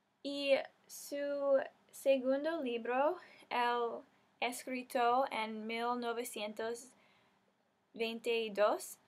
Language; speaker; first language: Spanish; non-native, learner; English